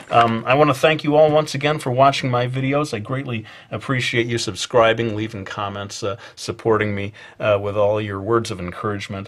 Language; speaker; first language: English; native; English